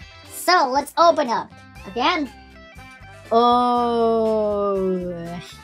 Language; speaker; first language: English; non-native, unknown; Japanese